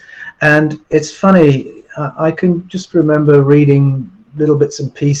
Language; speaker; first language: English; native; English